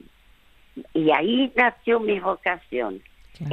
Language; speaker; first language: Spanish; early bilingual, other home language; French